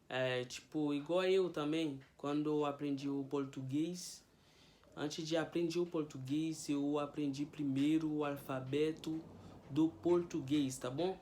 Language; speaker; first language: Portuguese; non-native, fluent; Haitian Creole